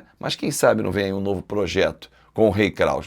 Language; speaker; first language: Portuguese; native; Portuguese